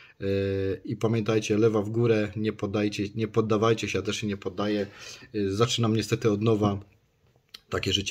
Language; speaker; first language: Polish; native; Polish